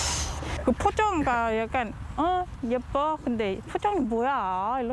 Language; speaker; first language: Korean; non-native, learner; Thai